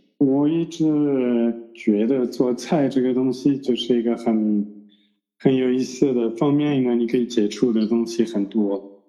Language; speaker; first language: Chinese; non-native, fluent; French